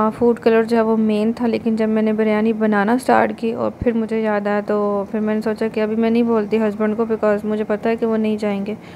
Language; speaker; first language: Urdu; native; Urdu